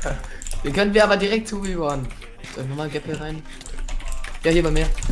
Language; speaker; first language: German; native; German